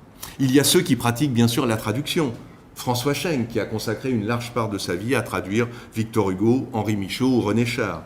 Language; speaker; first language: French; native; French